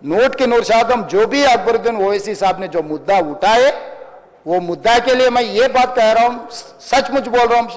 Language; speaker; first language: Hindi; non-native, local second language; Telugu